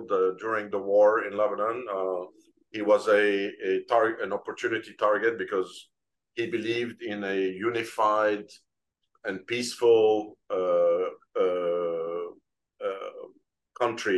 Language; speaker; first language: English; non-native, fluent; Arabic